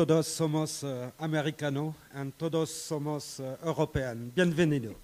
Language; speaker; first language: Spanish; non-native, learner; French